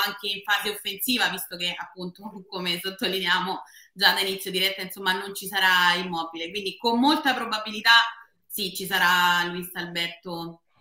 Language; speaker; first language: Italian; native; Italian